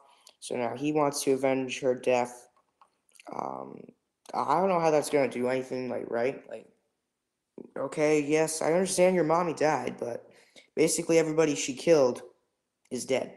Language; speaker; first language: English; native; English